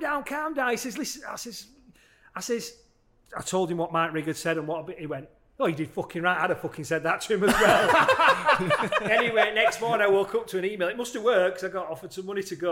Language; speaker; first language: English; native; English